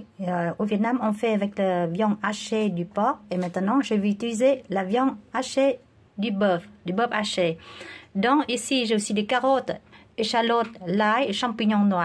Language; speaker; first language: French; non-native, learner; Vietnamese